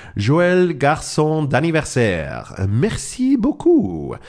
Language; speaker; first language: German; native; German